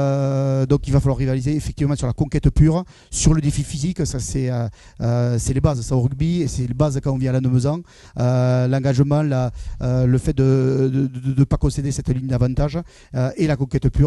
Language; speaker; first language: French; native; French